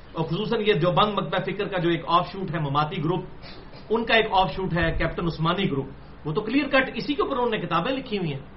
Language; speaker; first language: Urdu; non-native, local second language; Punjabi